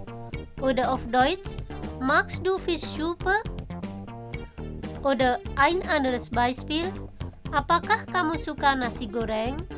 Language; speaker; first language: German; non-native, fluent; Indonesian